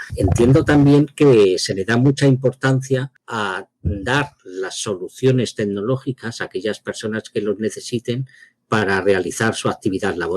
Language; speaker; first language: Spanish; native; Spanish